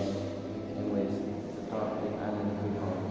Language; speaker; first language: English; non-native, learner; Indonesian